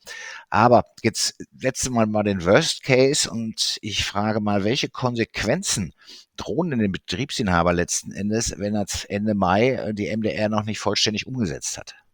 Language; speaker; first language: German; native; German